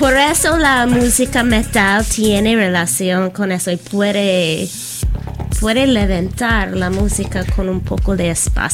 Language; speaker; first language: Spanish; non-native, fluent; English